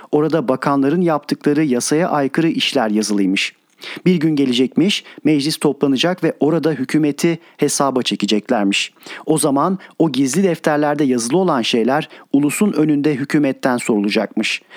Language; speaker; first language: Turkish; native; Turkish